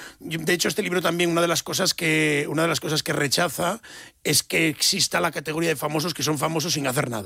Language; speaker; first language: Spanish; native; Spanish